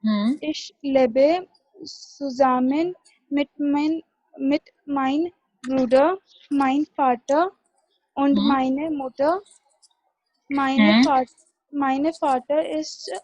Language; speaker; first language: German; non-native, learner; Hindi